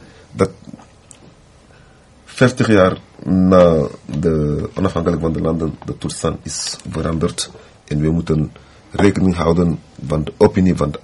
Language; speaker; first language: Dutch; non-native, learner; French